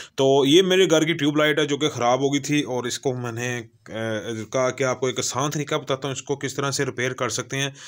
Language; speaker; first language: Urdu; non-native, local second language; Punjabi